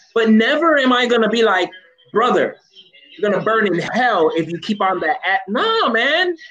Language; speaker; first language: English; native; English